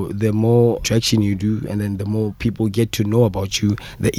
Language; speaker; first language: English; non-native, local second language; Southern Sotho